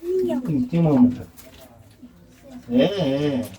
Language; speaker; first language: Korean; native; Korean